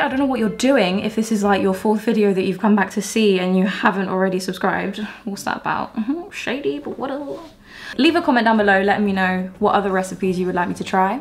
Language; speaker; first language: English; early bilingual, other home language; French